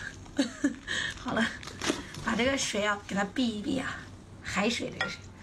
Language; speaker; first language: Chinese; native; Chinese